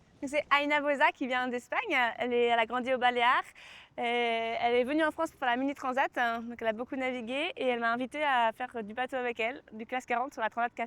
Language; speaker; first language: French; native; French